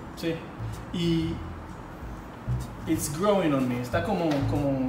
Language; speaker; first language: Spanish; non-native, fluent; Hebrew